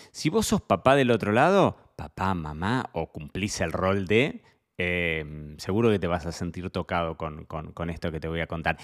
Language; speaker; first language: Spanish; native; Spanish